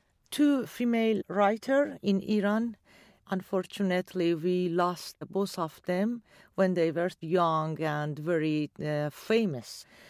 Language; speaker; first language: English; non-native, fluent; Persian